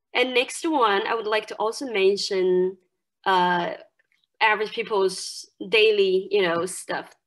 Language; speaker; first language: English; non-native, fluent; Chinese